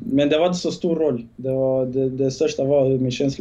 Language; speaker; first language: Swedish; early bilingual, other home language; Bosnian